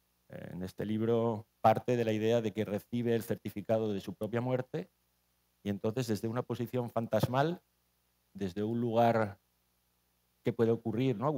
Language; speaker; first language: Spanish; native; Spanish